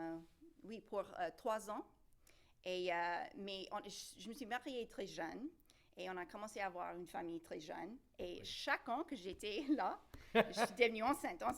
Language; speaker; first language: French; non-native, local second language; English